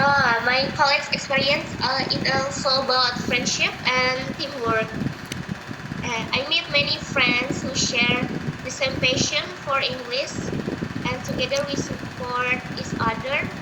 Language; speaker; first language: English; non-native, learner; Indonesian